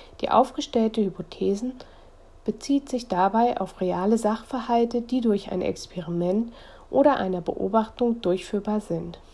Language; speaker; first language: German; native; German